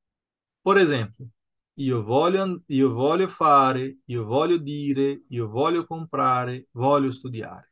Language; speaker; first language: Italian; non-native, fluent; Portuguese